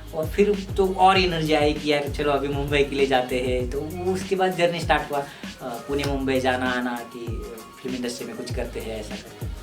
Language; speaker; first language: Hindi; non-native, local second language; Marathi